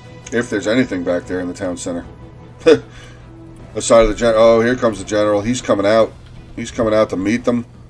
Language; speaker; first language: English; native; English